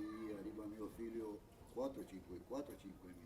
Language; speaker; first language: Italian; non-native, learner; Romanian